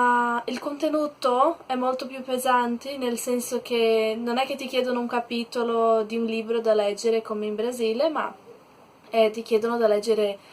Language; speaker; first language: Italian; non-native, learner; Portuguese